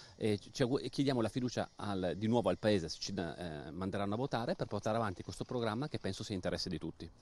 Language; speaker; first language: Italian; native; Italian